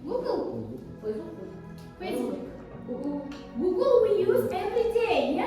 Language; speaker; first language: English; non-native, learner; Kazakh